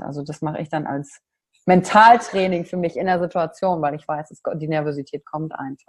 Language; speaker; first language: German; native; German